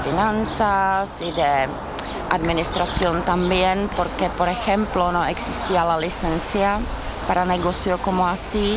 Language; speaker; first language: Spanish; non-native, fluent; Czech